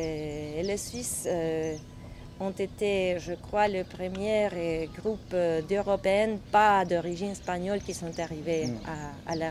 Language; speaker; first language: French; non-native, fluent; Spanish